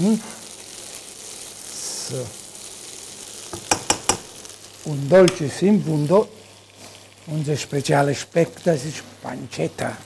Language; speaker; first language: German; non-native, learner; Italian